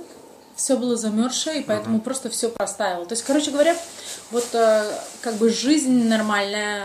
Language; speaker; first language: Russian; native; Russian